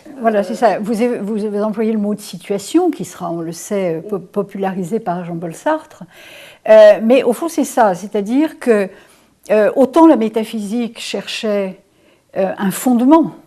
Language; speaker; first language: French; native; French